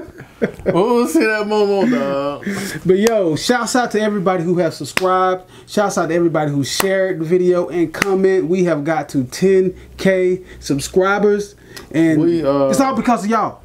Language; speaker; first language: English; native; English